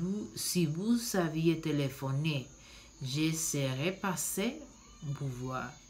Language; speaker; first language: French; non-native, learner; Spanish